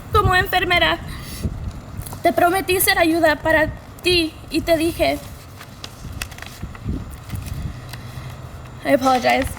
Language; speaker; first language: Spanish; early bilingual, heritage; Spanish